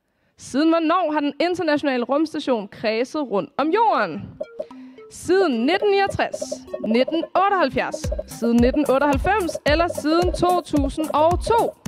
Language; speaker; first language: Danish; native; Danish